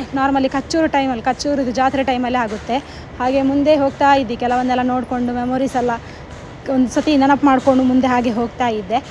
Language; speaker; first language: Kannada; non-native, local second language; Tulu